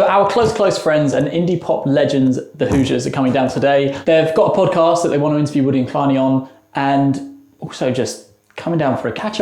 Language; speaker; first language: English; native; English